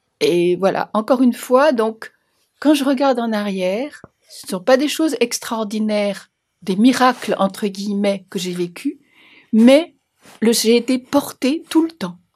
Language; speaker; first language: French; native; French